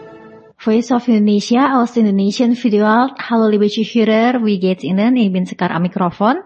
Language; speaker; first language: German; non-native, fluent; Indonesian